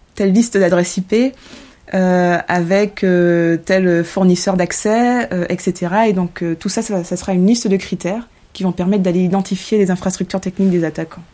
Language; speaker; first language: French; native; French